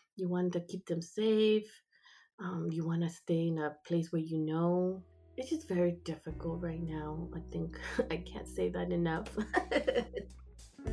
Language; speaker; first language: English; early bilingual, other home language; Spanish